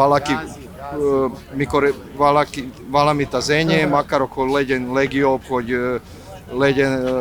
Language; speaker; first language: Hungarian; non-native, learner; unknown